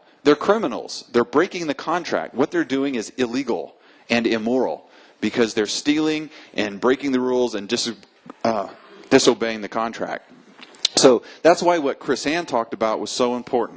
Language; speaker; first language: English; native; English